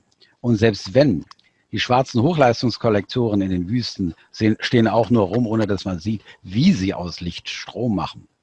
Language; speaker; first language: German; native; German